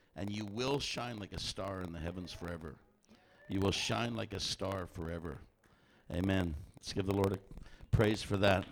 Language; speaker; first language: English; native; English